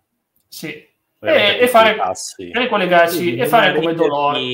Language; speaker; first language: Italian; native; Italian